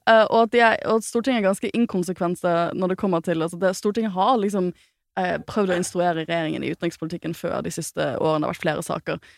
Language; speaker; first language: Norwegian; native; Norwegian